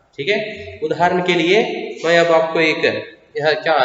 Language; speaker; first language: Hindi; non-native, local second language; Kannada